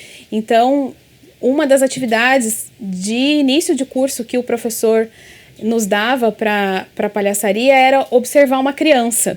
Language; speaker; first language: Portuguese; native; Portuguese